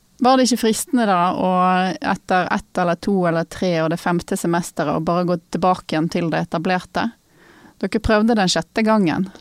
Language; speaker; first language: Norwegian; native; Norwegian